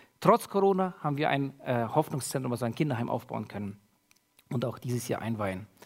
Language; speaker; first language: German; early bilingual, other home language; Russian